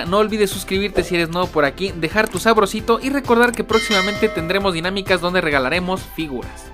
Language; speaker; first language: Spanish; native; Spanish